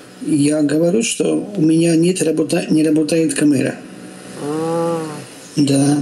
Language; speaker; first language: Russian; non-native, learner; Polish